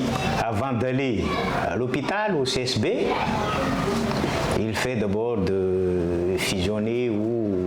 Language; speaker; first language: French; non-native, local second language; Malagasy